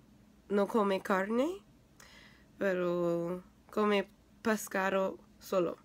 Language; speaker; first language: Spanish; non-native, learner; English